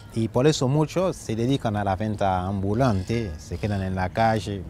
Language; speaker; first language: Spanish; non-native, fluent; Haitian Creole